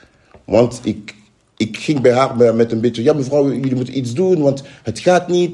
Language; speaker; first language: Dutch; non-native, fluent; French